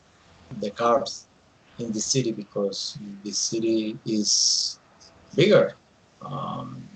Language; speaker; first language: English; non-native, learner; Spanish